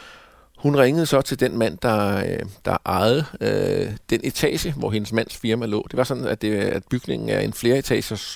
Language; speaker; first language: Danish; native; Danish